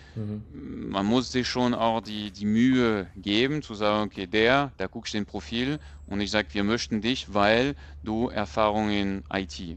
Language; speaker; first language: German; non-native, fluent; French